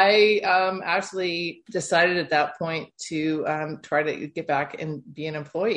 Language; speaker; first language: English; native; English